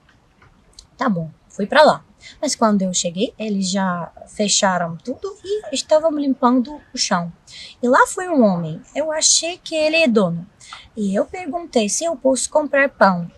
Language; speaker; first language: Portuguese; non-native, fluent; Russian